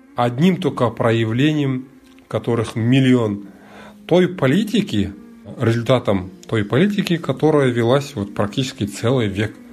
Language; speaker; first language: Russian; early bilingual, other home language; Mongolian